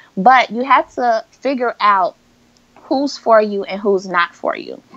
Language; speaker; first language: English; native; English